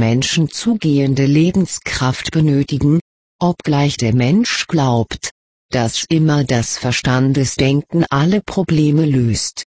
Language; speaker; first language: German; native; German